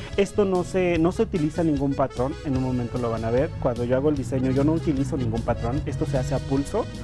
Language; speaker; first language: Spanish; non-native, local second language; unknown